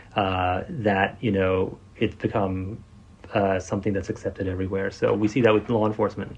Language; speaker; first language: English; native; English